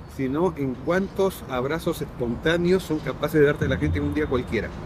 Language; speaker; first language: Spanish; native; Spanish